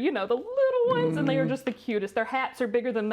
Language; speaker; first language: English; native; English